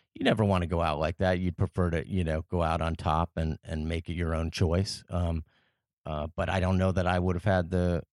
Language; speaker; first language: English; early bilingual, other home language; French